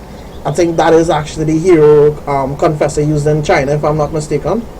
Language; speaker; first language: English; native; English